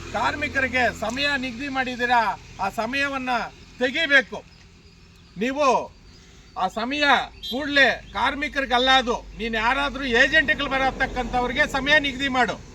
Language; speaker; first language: Kannada; native; Kannada